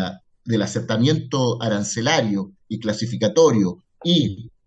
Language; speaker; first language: Spanish; native; Spanish